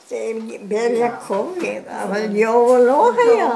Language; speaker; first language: Hebrew; non-native, fluent; Croatian